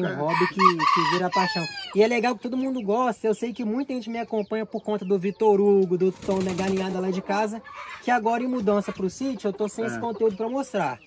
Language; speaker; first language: Portuguese; native; Portuguese